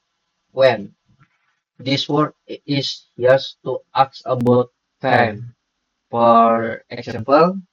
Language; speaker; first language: English; non-native, learner; Indonesian